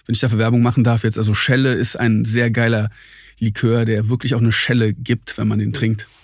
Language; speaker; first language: German; native; German